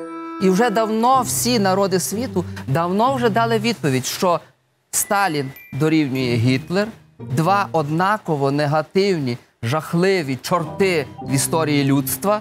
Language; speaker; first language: Ukrainian; native; Ukrainian